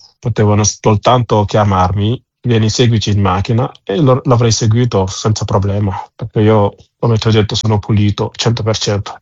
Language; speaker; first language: Italian; non-native, fluent; Wolof